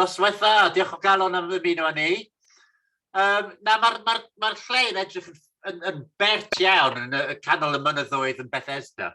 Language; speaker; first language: Welsh; non-native, fluent; English